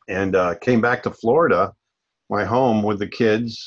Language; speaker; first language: English; native; English